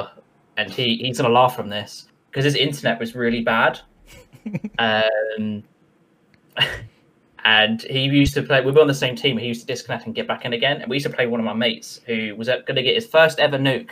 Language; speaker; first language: English; native; English